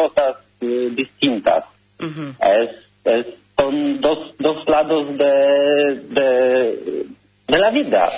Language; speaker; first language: Spanish; non-native, learner; Polish